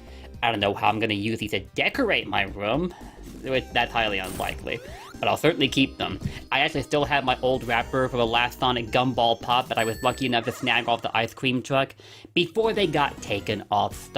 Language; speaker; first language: English; native; English